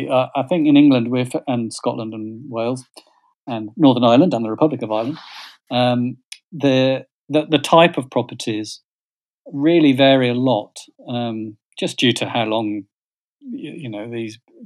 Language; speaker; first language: English; native; English